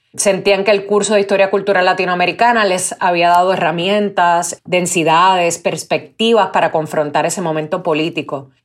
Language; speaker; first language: Spanish; native; Spanish